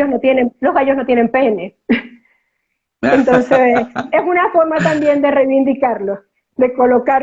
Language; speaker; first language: Spanish; native; Spanish